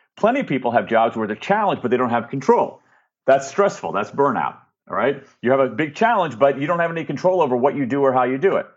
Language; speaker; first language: English; native; English